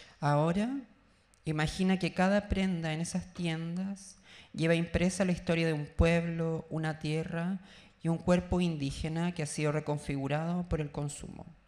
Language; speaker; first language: Spanish; native; Spanish